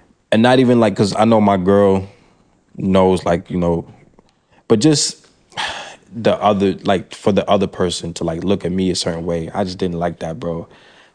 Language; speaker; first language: English; early bilingual, other home language; French